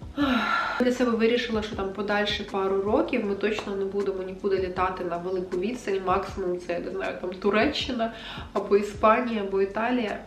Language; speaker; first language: Ukrainian; non-native, local second language; Russian